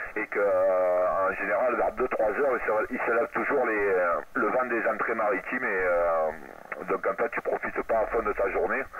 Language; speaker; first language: French; native; French